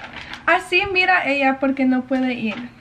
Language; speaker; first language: Spanish; early bilingual, heritage; English